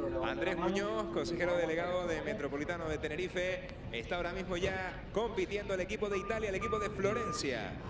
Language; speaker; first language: Spanish; native; Spanish